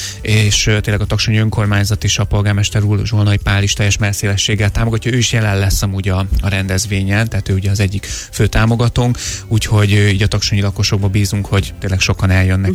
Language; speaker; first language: Hungarian; native; Hungarian